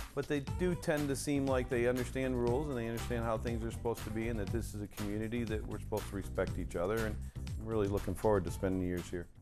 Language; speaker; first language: English; native; English